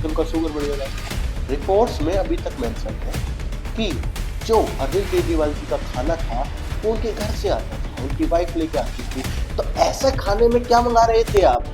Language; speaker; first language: Hindi; native; Hindi